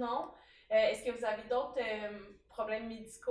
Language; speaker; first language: French; native; French